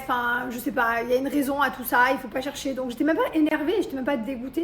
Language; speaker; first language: French; native; French